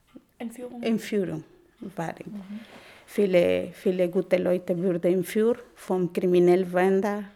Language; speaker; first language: German; non-native, learner; Spanish